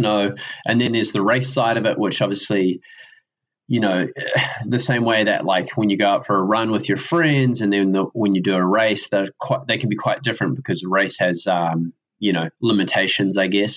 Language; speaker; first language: English; native; English